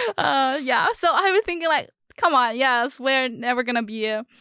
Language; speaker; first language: English; non-native, fluent; Chinese